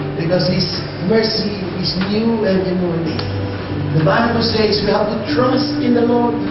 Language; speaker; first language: English; non-native, local second language; Filipino